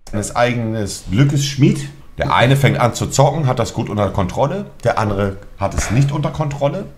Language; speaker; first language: German; native; German